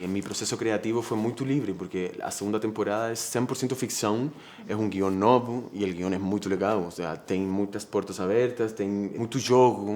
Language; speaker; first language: Portuguese; non-native, fluent; Spanish